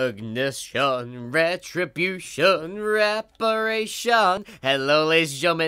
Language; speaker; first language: English; native; English